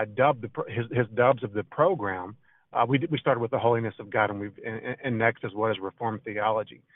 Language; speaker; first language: English; native; English